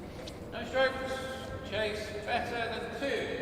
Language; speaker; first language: English; native; English